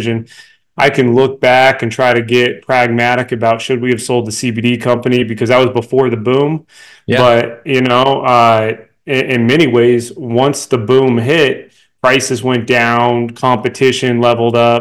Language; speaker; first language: English; native; English